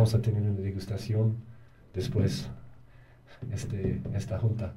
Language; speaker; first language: Spanish; non-native, learner; English